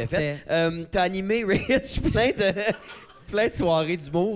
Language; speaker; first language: French; native; French